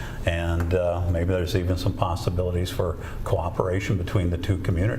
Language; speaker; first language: English; native; English